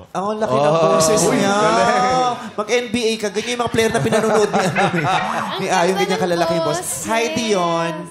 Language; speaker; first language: Filipino; native; Filipino